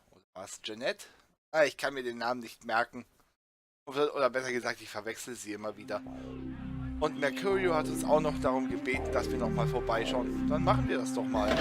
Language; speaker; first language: German; native; German